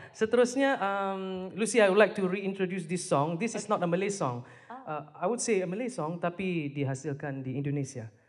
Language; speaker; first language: English; non-native, local second language; Malay